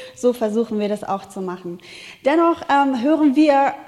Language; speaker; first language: German; native; German